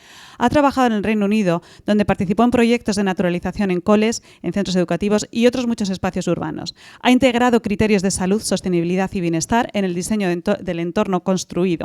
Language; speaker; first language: Spanish; native; Spanish